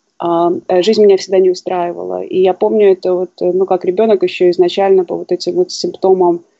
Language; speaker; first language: Russian; native; Russian